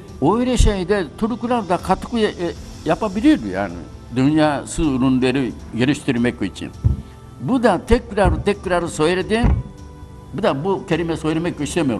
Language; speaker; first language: Turkish; non-native, learner; Japanese